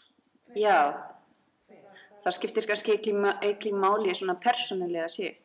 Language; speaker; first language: Icelandic; non-native, fluent; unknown